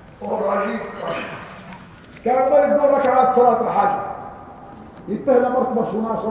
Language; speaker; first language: Urdu; non-native, learner; Arabic